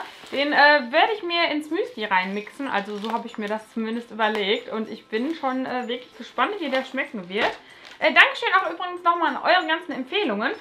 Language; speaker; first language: German; native; German